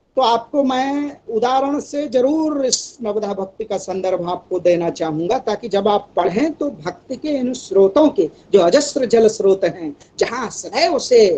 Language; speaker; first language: Hindi; native; Hindi